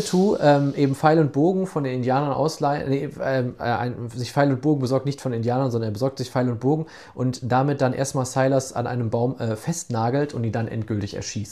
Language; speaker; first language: German; native; German